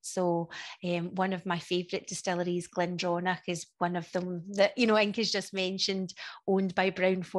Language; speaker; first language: English; native; English